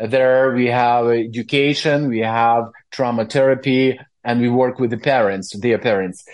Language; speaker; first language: English; non-native, fluent; Ukrainian